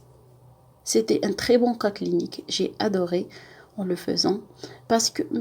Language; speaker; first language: French; non-native, local second language; Arabic